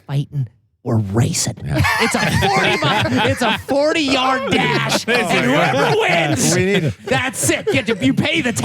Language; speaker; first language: English; native; English